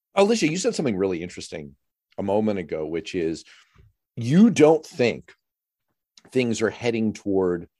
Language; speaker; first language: English; native; English